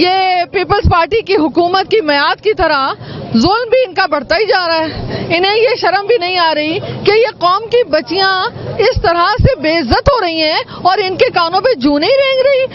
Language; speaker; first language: Urdu; native; Urdu